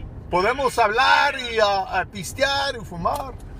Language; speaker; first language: Spanish; early bilingual, heritage; Spanish